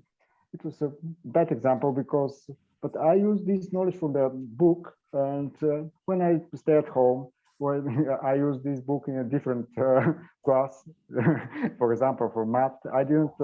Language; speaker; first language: English; non-native, learner; Bulgarian